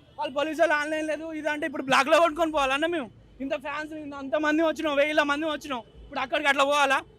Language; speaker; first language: Telugu; native; Telugu